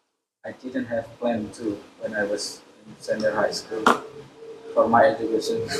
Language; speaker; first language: English; non-native, local second language; Indonesian